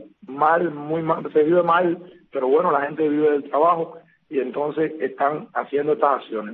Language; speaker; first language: Spanish; native; Spanish